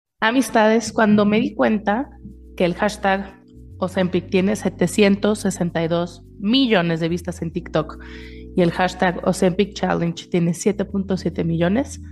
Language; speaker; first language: Spanish; native; Spanish